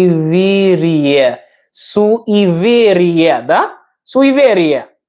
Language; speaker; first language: Russian; non-native, learner; English